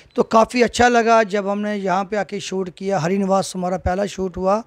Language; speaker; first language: Hindi; native; Hindi